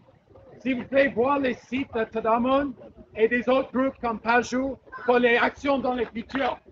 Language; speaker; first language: French; non-native, learner; English